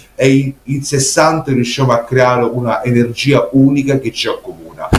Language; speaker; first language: Italian; native; Italian